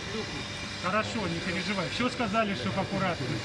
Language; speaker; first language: Russian; native; Russian